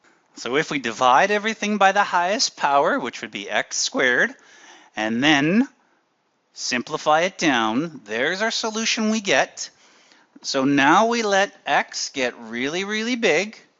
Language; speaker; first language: English; native; English